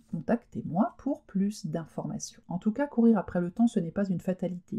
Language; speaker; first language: French; native; French